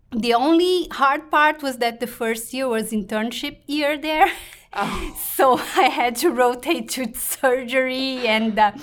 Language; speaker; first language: English; non-native, fluent; Portuguese